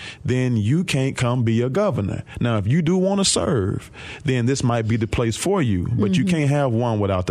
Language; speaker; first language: English; native; English